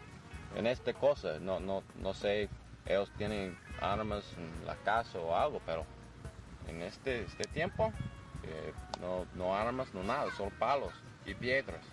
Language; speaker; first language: Spanish; non-native, learner; English